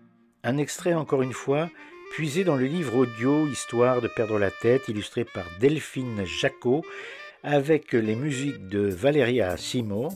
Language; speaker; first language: French; native; French